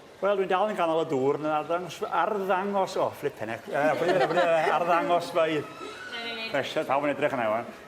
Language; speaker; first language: Welsh; native; Welsh